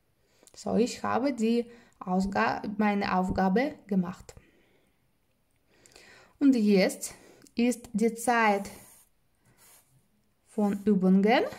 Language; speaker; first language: German; non-native, fluent; Russian